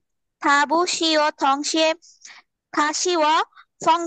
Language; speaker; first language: Chinese; non-native, learner; Bangla